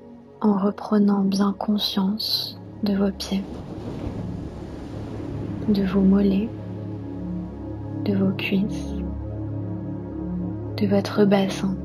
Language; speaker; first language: French; native; French